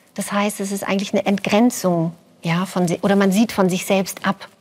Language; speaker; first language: German; early bilingual, other home language; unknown